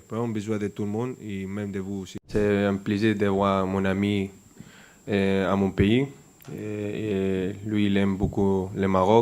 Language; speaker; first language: French; non-native, fluent; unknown